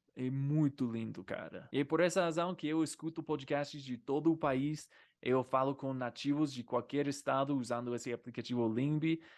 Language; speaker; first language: Portuguese; non-native, fluent; English